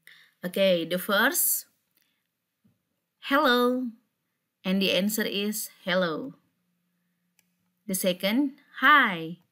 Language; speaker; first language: English; non-native, fluent; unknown